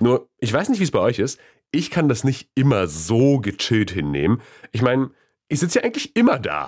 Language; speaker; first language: German; native; German